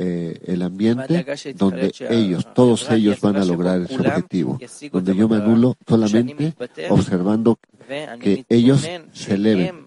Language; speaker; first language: Spanish; native; Spanish